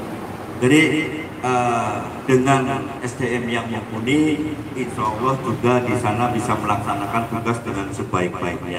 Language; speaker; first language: Indonesian; native; Indonesian